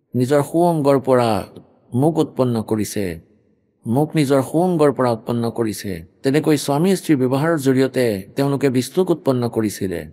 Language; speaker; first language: Assamese; native; Assamese